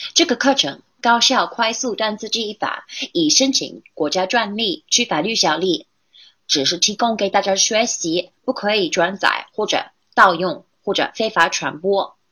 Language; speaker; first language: Chinese; non-native, fluent; English